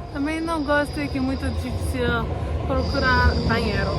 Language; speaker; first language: Portuguese; non-native, learner; English